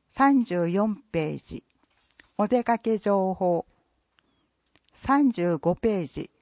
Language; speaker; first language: Japanese; native; Japanese